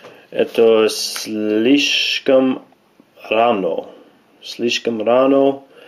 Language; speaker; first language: Russian; non-native, learner; English